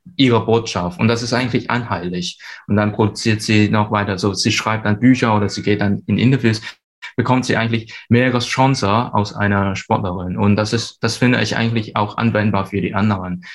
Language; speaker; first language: German; non-native, fluent; Cantonese